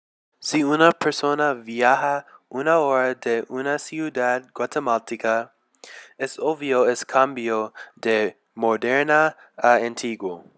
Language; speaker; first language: Spanish; non-native, learner; English